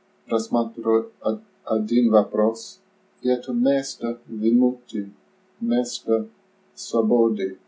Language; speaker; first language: Russian; non-native, fluent; English